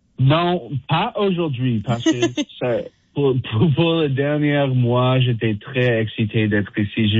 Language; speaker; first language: French; non-native, fluent; English